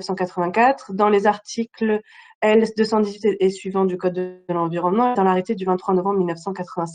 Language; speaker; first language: French; native; French